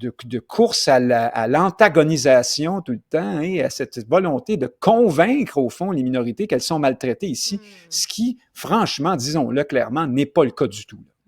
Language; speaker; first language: French; native; French